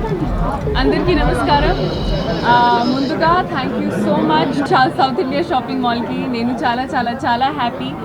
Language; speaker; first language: Telugu; non-native, fluent; Hindi